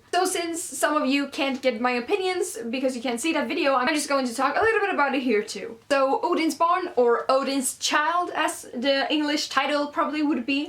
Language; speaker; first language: English; non-native, fluent; Swedish